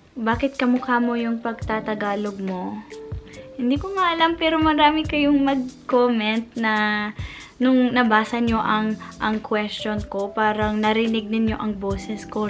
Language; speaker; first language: Filipino; non-native, fluent; English